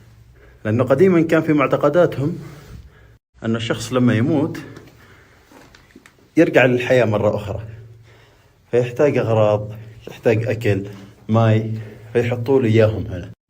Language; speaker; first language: Arabic; native; Arabic